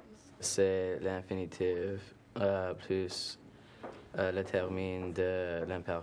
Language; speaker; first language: French; non-native, learner; English